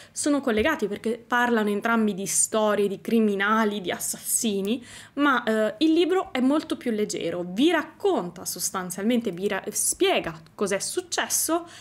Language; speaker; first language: Italian; native; Italian